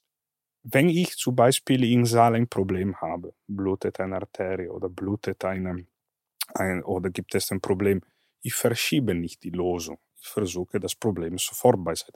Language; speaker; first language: German; non-native, fluent; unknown